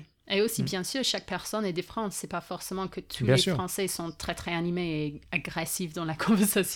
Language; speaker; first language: French; non-native, fluent; English